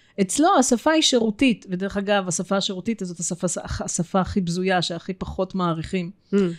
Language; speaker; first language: Hebrew; early bilingual, other home language; Russian